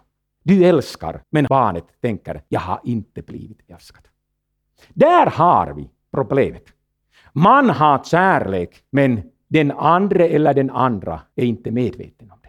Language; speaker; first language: Swedish; non-native, fluent; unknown